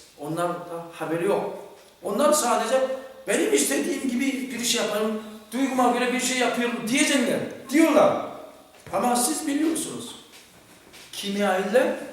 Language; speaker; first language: Turkish; non-native, fluent; Korean